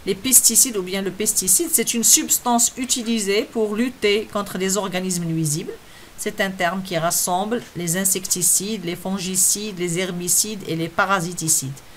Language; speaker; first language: French; non-native, local second language; Arabic